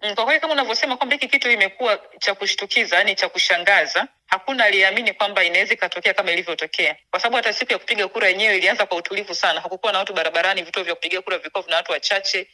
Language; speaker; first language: Swahili; native; Swahili